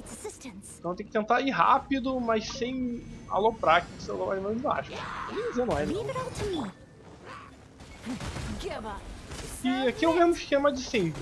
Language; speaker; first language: Portuguese; native; Portuguese